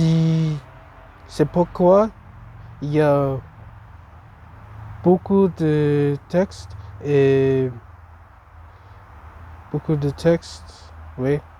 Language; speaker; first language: French; non-native, learner; English